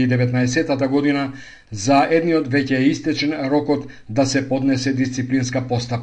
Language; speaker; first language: Macedonian; native; Macedonian